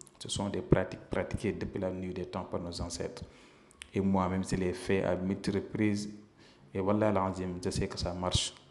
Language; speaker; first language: French; non-native, local second language; Wolof